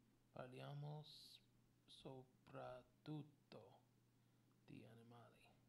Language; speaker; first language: Italian; non-native, learner; English